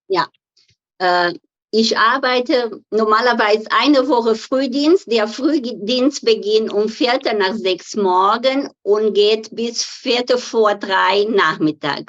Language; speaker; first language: German; non-native, fluent; Portuguese